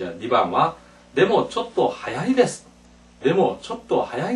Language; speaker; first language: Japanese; non-native, fluent; Korean